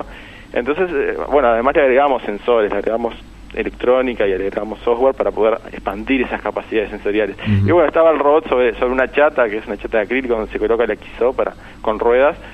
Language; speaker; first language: Spanish; native; Spanish